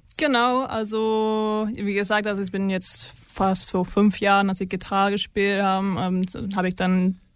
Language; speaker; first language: German; non-native, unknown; English